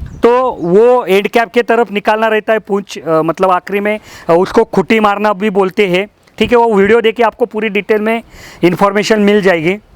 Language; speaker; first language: Hindi; non-native, local second language; Marathi